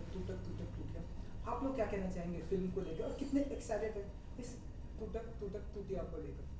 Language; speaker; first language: Hindi; native; Hindi